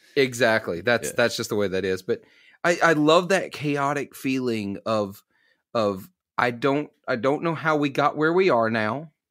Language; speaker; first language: English; native; English